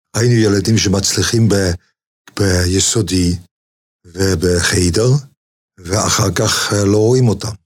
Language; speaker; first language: Hebrew; non-native, fluent; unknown